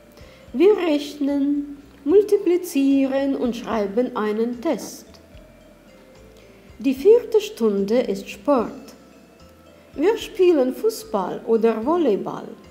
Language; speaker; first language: German; non-native, learner; Russian